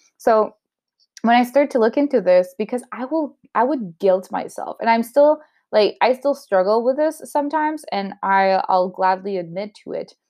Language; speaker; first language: English; non-native, local second language; French